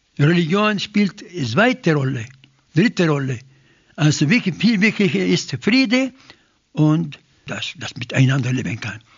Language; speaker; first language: German; non-native, fluent; Arabic